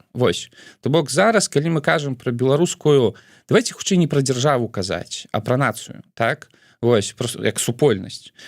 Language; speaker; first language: Belarusian; non-native, local second language; Russian